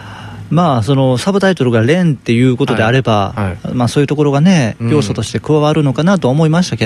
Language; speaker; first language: Japanese; native; Japanese